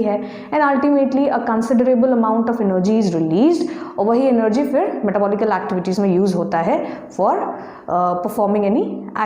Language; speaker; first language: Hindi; native; Hindi